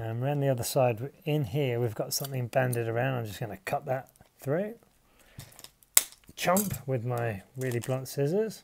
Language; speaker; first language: English; native; English